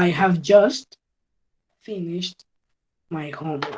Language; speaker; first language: English; non-native, learner; Spanish